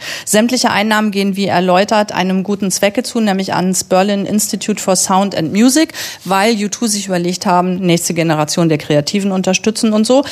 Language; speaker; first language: German; native; German